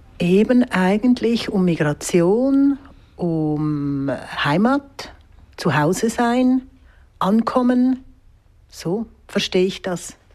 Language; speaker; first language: German; early bilingual, other home language; Swiss German